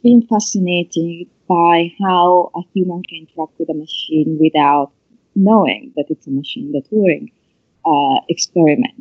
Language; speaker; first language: English; non-native, fluent; Italian